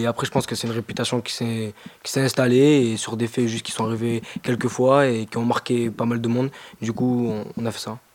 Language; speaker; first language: French; native; French